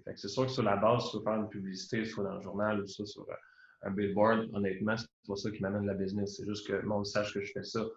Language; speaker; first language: French; native; French